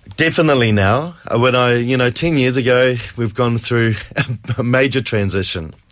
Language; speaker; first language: English; native; English